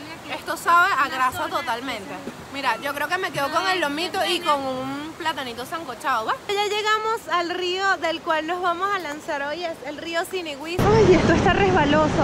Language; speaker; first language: Spanish; native; Spanish